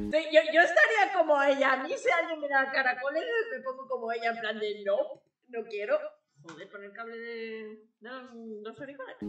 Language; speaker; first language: Spanish; native; Spanish